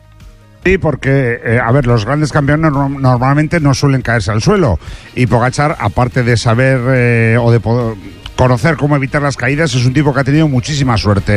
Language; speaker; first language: Spanish; native; Spanish